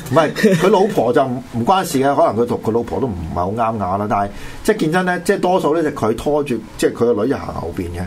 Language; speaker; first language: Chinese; non-native, local second language; Cantonese